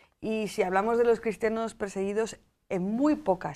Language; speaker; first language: Spanish; native; Spanish